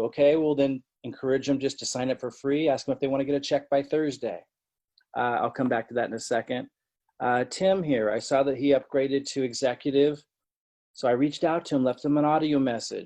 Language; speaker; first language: English; native; English